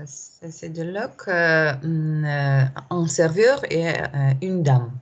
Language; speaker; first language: French; non-native, learner; Russian